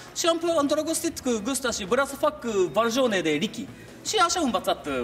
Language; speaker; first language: Romanian; non-native, learner; Japanese